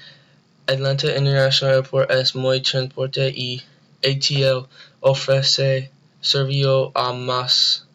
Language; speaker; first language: Spanish; non-native, learner; English